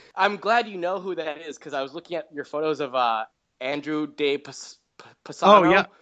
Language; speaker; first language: English; native; English